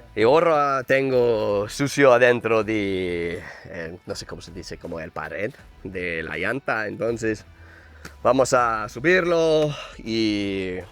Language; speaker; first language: Spanish; non-native, learner; English